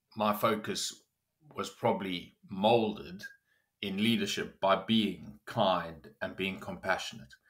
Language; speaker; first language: English; native; English